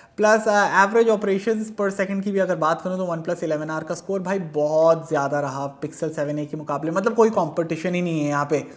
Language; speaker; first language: Hindi; native; Hindi